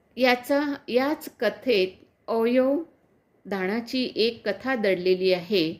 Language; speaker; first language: Marathi; native; Marathi